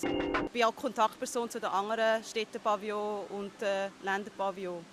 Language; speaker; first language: German; early bilingual, other home language; Vietnamese